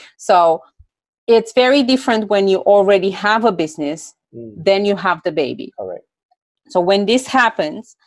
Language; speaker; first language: English; non-native, fluent; Romanian